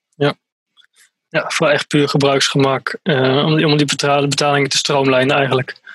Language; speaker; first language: Dutch; native; Dutch